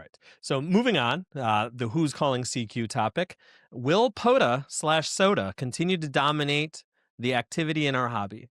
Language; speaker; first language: English; native; English